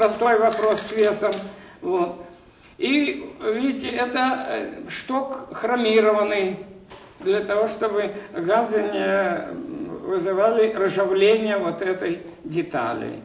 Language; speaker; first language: Russian; native; Russian